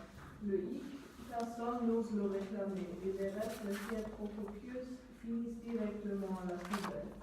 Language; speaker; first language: French; non-native, learner; German